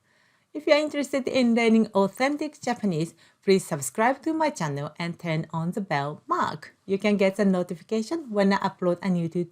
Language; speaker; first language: English; non-native, local second language; Japanese